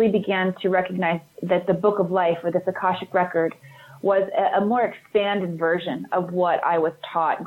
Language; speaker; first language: English; native; English